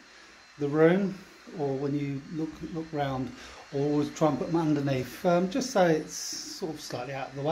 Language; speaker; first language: English; native; English